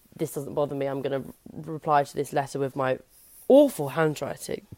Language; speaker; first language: English; native; English